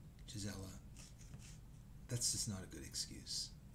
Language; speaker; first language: English; native; English